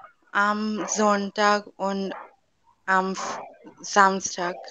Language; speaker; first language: German; non-native, learner; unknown